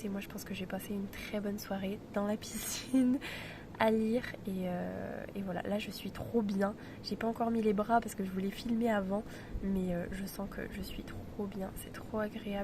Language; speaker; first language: French; native; French